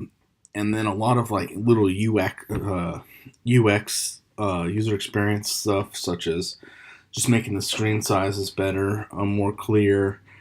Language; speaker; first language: English; native; English